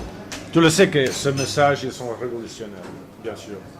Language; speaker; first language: French; non-native, fluent; Italian